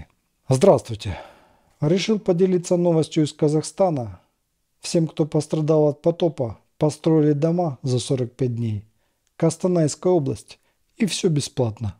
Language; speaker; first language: Russian; native; Russian